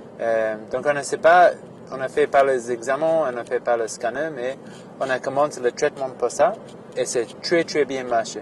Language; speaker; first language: French; non-native, fluent; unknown